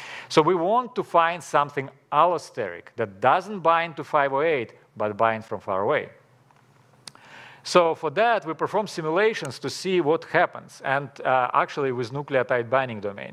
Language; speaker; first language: English; non-native, fluent; Russian